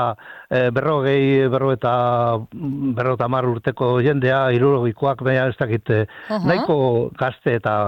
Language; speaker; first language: Basque; native; Basque